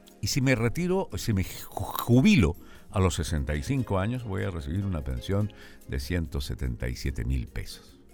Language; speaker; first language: Spanish; native; Spanish